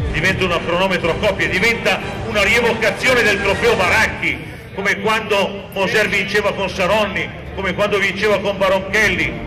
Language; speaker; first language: Italian; native; Italian